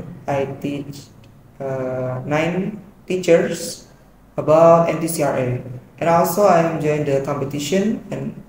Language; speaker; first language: English; non-native, learner; Indonesian